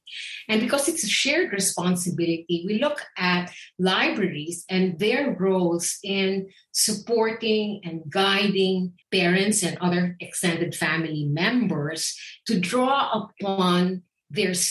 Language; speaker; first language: English; non-native, local second language; Filipino